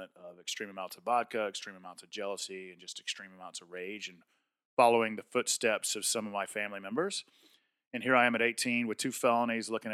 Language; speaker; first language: English; native; English